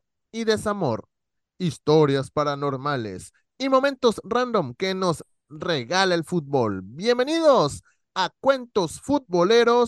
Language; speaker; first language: Spanish; native; Spanish